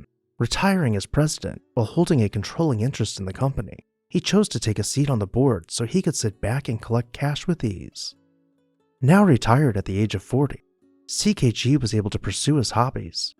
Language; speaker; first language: English; native; English